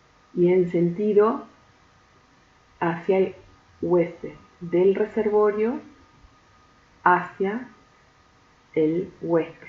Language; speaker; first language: Spanish; native; Spanish